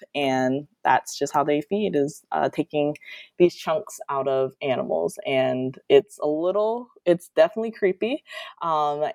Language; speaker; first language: English; native; English